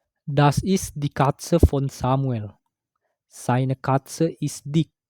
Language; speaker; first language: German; non-native, fluent; Indonesian